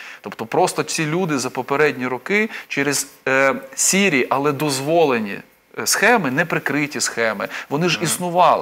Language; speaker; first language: Ukrainian; native; Ukrainian